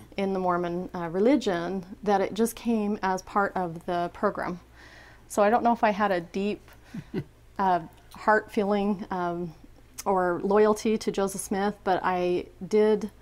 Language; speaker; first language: English; native; English